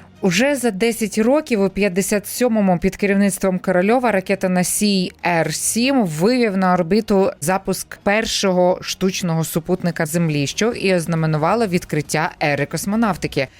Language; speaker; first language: Ukrainian; native; Ukrainian